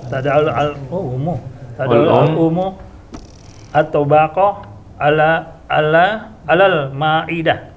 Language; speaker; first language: Arabic; non-native, learner; Indonesian